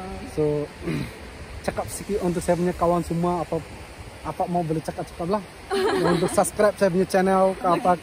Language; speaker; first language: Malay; non-native, learner; Bangla